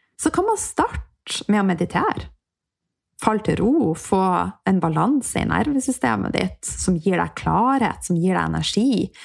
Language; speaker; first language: Norwegian; native; Norwegian